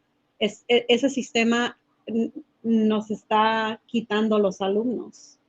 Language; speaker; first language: Spanish; early bilingual, other home language; English